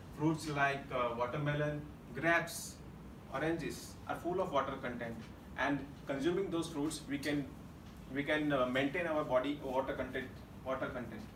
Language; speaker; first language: English; non-native, local second language; Gujarati